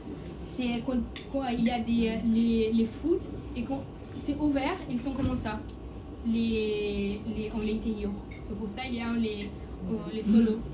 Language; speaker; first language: French; non-native, learner; Portuguese